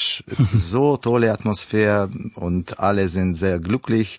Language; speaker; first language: German; non-native, learner; Russian